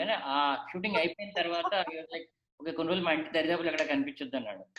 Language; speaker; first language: Telugu; native; Telugu